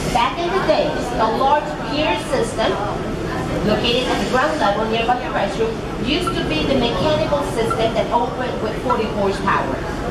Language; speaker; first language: English; non-native, fluent; Spanish